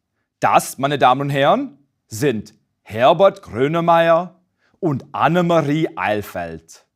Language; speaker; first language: German; non-native, fluent; English